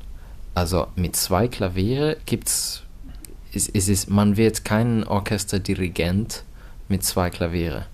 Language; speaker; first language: German; non-native, learner; Finnish